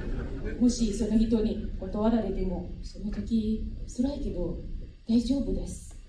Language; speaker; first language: Japanese; non-native, fluent; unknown